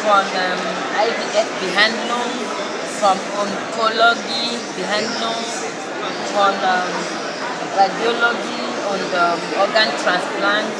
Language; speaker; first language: German; non-native, learner; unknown